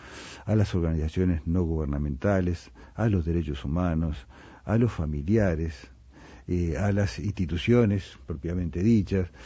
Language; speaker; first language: Spanish; native; Spanish